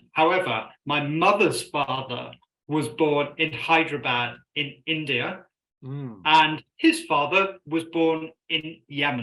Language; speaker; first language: English; native; English